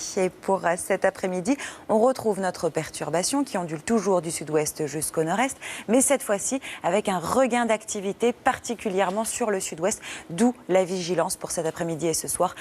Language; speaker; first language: French; native; French